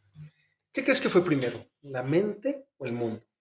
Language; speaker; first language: Spanish; native; Spanish